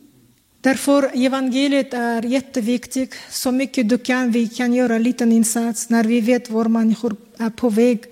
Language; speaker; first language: Swedish; non-native, fluent; Kazakh